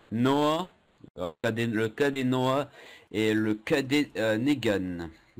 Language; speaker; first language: French; native; French